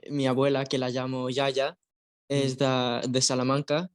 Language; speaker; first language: Spanish; early bilingual, heritage; Spanish